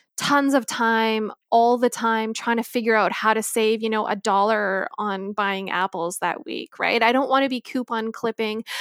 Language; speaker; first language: English; native; English